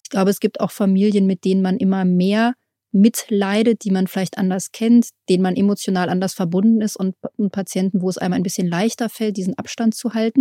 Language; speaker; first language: German; native; German